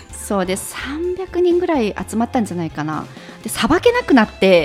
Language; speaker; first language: Japanese; non-native, fluent; Chinese